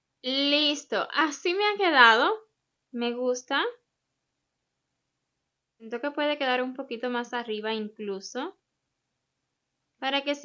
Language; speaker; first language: Spanish; native; Spanish